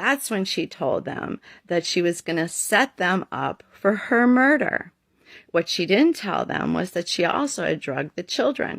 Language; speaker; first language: English; native; English